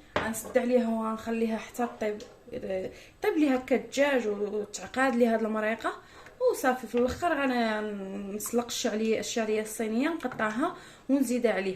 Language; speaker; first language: Arabic; native; Arabic